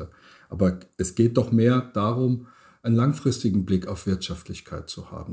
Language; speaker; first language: German; native; German